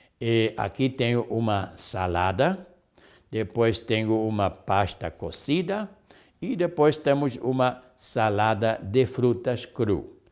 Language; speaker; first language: Portuguese; non-native, fluent; Spanish